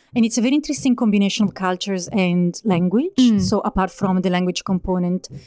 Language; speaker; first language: English; non-native, fluent; Italian